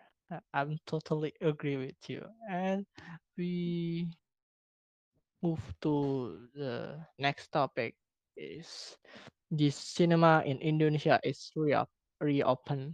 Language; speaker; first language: English; non-native, learner; Indonesian